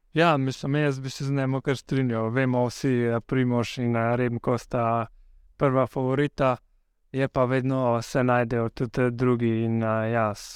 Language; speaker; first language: Slovenian; native; Slovenian